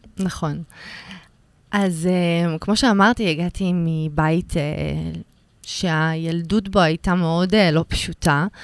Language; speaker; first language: Hebrew; early bilingual, other home language; Russian